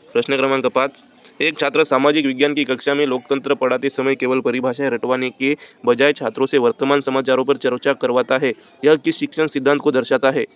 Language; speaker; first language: Hindi; non-native, local second language; Marathi